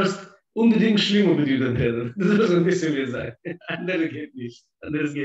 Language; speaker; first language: German; non-native, fluent; Russian